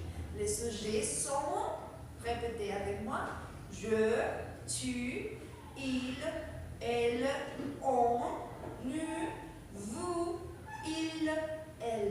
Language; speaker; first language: French; non-native, fluent; Spanish